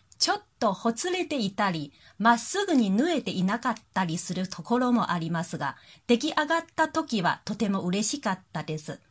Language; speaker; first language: Japanese; non-native, fluent; Chinese